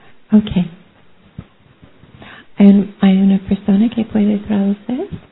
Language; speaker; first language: Spanish; non-native, learner; English